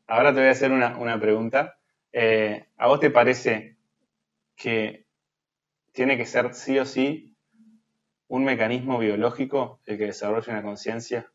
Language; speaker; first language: Spanish; native; Spanish